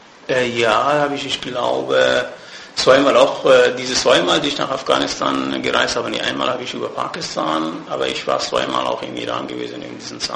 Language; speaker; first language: German; non-native, fluent; Persian